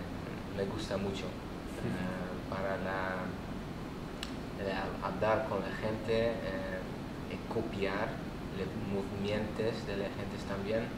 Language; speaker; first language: Spanish; non-native, learner; Dutch